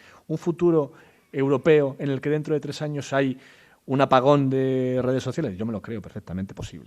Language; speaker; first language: Spanish; native; Spanish